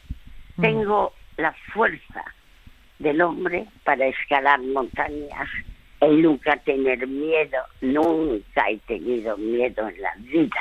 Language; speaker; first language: Spanish; early bilingual, other home language; French